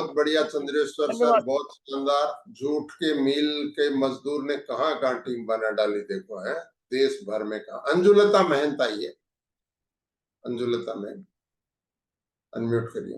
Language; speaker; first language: Hindi; native; Hindi